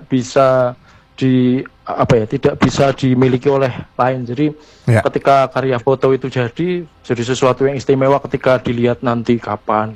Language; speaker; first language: Indonesian; native; Indonesian